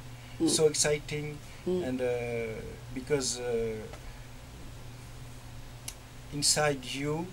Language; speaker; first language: English; non-native, learner; French